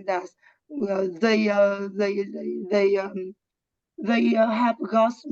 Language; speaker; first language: English; non-native, learner; Vietnamese